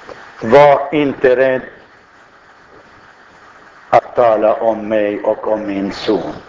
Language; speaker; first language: Swedish; non-native, fluent; Arabic